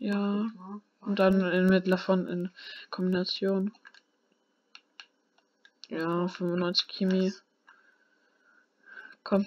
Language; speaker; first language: German; native; German